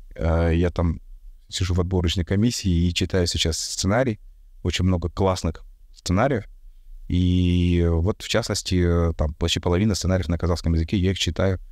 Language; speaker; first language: Russian; native; Russian